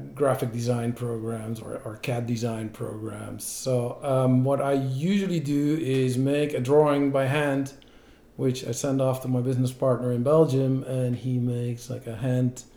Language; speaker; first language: English; non-native, fluent; Dutch